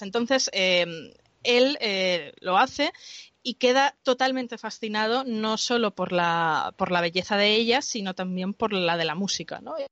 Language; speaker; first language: Spanish; native; Spanish